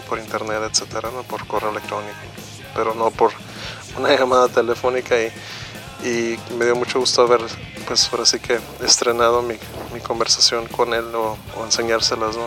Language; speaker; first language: Spanish; native; Spanish